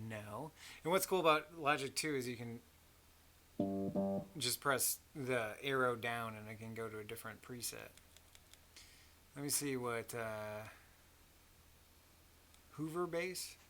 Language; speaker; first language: English; native; English